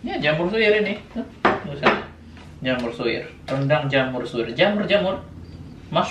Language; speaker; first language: Indonesian; native; Indonesian